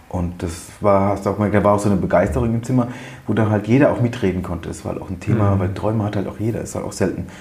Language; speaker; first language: German; native; German